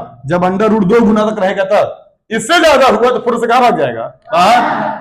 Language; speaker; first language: Hindi; native; Hindi